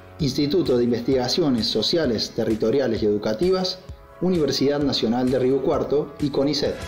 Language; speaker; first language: Spanish; native; Spanish